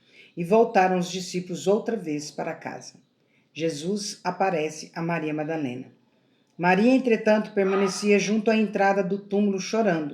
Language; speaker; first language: Portuguese; native; Portuguese